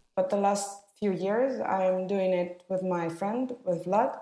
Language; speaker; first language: English; non-native, fluent; Russian